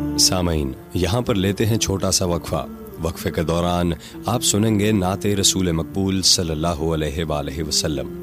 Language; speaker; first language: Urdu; non-native, local second language; Punjabi